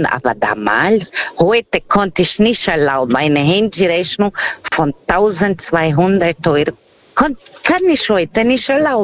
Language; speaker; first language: German; non-native, fluent; Portuguese